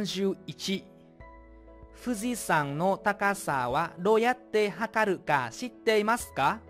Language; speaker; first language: Japanese; non-native, fluent; Vietnamese